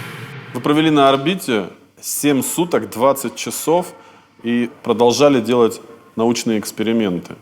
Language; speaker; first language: Russian; native; Russian